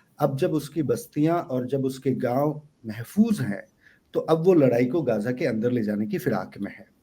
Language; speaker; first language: Hindi; native; Hindi